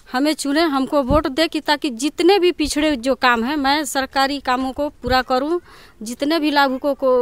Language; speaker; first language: Hindi; non-native, local second language; Bhojpuri